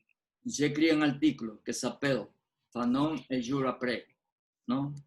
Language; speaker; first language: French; non-native, learner; Spanish